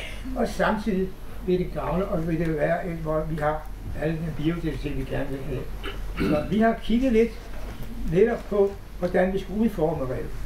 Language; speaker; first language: Danish; native; Danish